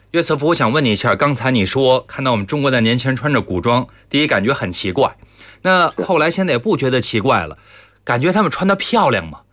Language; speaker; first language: Chinese; native; Chinese